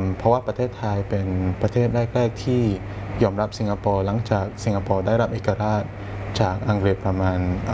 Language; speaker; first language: Thai; non-native, fluent; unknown